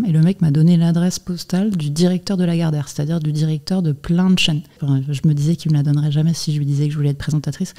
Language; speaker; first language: French; native; French